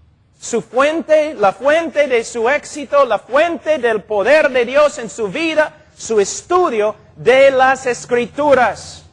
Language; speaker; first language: Spanish; non-native, fluent; English